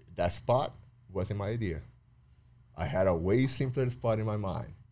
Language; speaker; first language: English; non-native, fluent; Portuguese